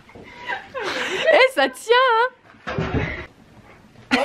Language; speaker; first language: French; native; French